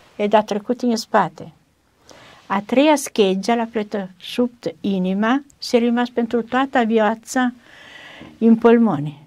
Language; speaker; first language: Romanian; non-native, learner; Italian